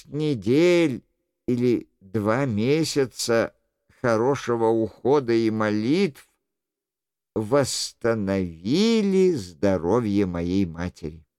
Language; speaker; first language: Russian; native; Russian